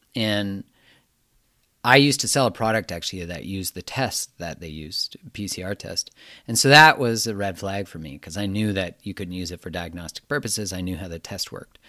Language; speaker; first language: English; native; English